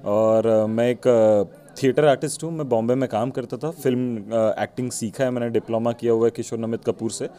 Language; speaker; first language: Hindi; non-native, local second language; Odia